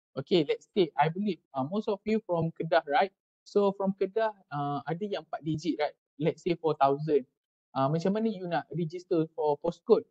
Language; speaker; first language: English; non-native, local second language; Malay